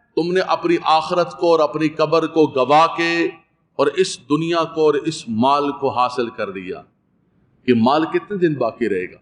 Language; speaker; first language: Urdu; native; Urdu